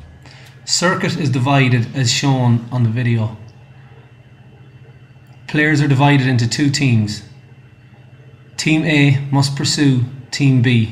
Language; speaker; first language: English; native; English